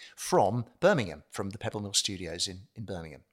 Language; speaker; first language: English; native; English